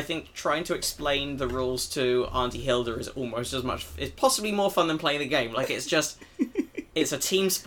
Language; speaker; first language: English; native; English